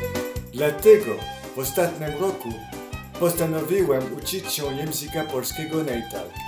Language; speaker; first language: Polish; non-native, learner; French